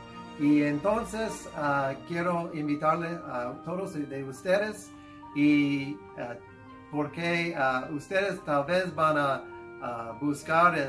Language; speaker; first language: Spanish; non-native, fluent; English